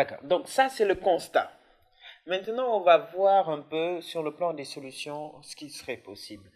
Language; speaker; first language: French; non-native, local second language; Wolof